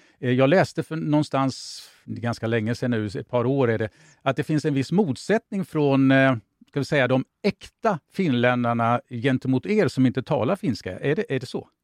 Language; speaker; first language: Swedish; native; Swedish